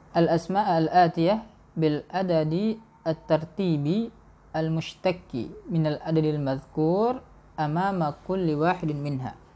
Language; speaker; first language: Arabic; non-native, fluent; Indonesian